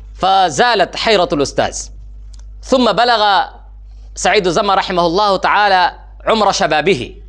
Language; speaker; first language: Arabic; non-native, fluent; Urdu